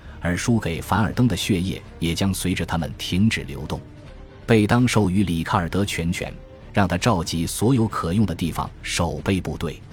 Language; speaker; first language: Chinese; native; Chinese